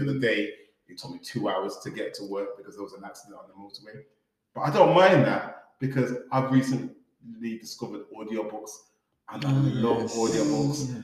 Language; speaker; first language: English; native; English